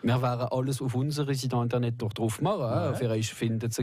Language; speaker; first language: German; native; German